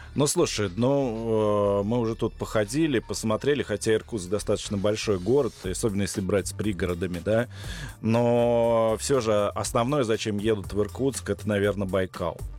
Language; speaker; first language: Russian; native; Russian